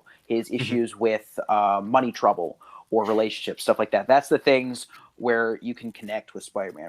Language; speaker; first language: English; native; English